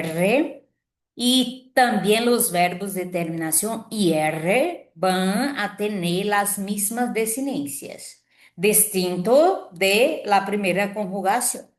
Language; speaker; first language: Spanish; non-native, fluent; Portuguese